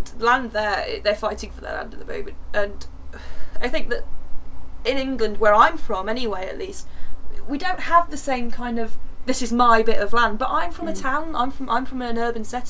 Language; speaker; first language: English; native; English